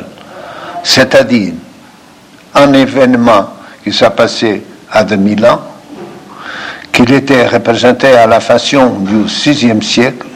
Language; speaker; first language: French; non-native, fluent; Portuguese